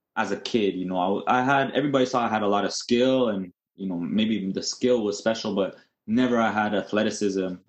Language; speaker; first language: English; native; English